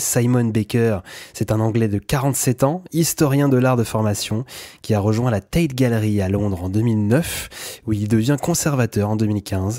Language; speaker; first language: French; native; French